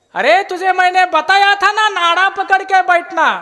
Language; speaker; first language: Hindi; non-native, local second language; Marathi